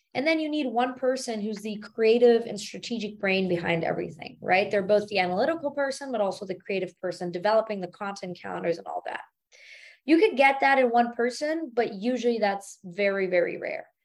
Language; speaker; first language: English; non-native, fluent; German